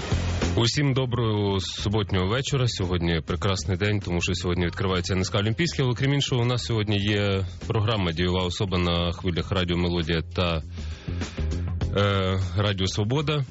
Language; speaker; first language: Ukrainian; native; Ukrainian